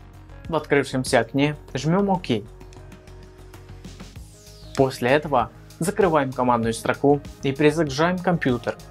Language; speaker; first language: Russian; native; Russian